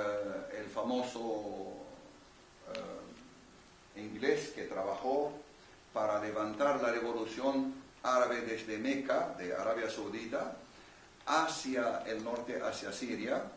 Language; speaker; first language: Spanish; non-native, fluent; Arabic